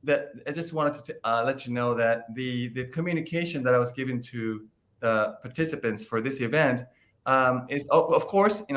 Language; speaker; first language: English; non-native, fluent; Japanese